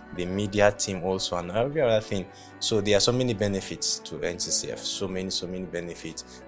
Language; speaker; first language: English; non-native, local second language; Igbo